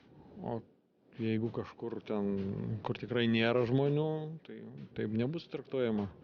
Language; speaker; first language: Lithuanian; native; Lithuanian